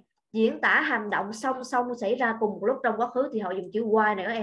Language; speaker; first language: Vietnamese; native; Vietnamese